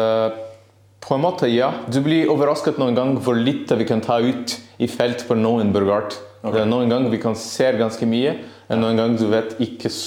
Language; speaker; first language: Norwegian; non-native, learner; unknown